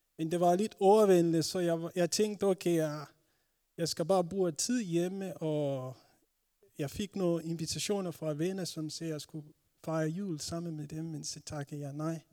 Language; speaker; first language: Danish; non-native, fluent; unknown